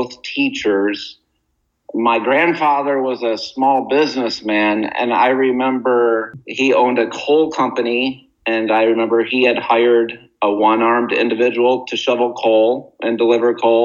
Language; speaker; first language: English; native; English